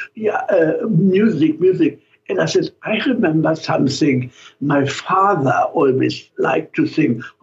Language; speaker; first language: English; non-native, fluent; German